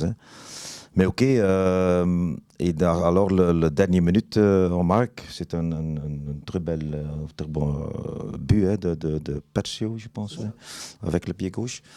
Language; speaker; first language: French; non-native, learner; Dutch